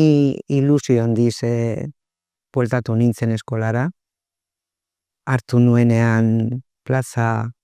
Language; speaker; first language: Basque; non-native, local second language; Spanish